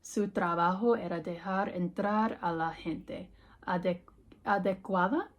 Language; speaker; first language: Spanish; non-native, learner; English